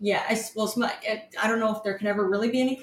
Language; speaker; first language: English; native; English